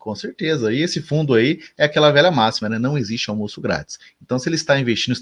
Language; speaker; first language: Portuguese; native; Portuguese